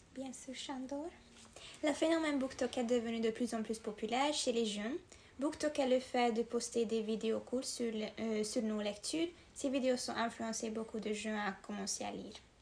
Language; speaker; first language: French; non-native, learner; Hungarian